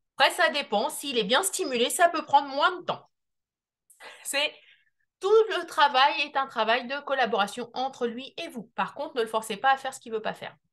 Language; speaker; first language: French; native; French